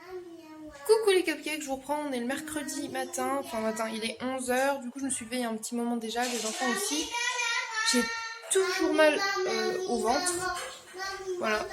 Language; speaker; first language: French; native; French